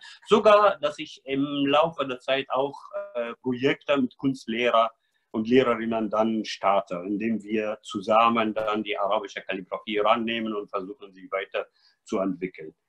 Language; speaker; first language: German; non-native, fluent; Arabic